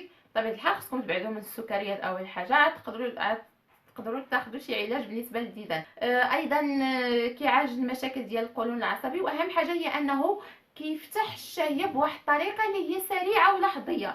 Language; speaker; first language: Arabic; native; Arabic